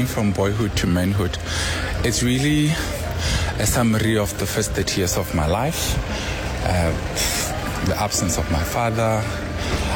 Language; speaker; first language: English; non-native, local second language; Tswana